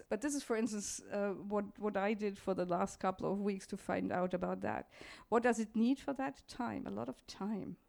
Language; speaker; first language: English; non-native, fluent; German